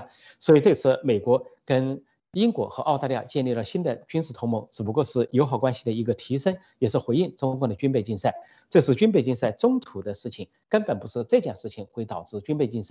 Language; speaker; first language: Chinese; native; Chinese